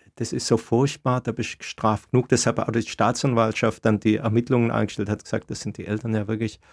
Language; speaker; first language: German; native; German